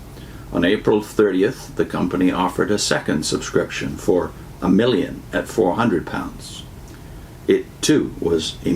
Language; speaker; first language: English; native; English